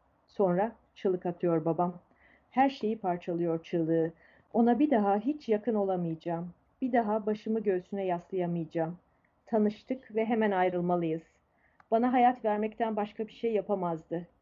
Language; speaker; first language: Turkish; native; Turkish